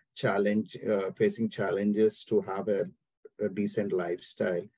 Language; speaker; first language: English; non-native, local second language; Telugu